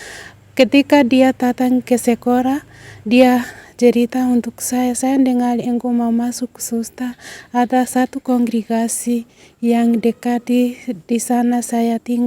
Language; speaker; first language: Indonesian; non-native, learner; Swahili